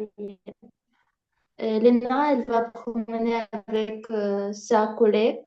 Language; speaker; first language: French; non-native, learner; Ukrainian